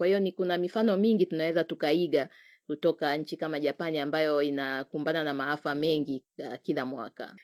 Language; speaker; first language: Swahili; native; Swahili